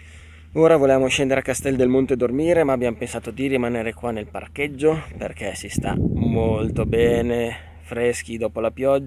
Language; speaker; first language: Italian; native; Italian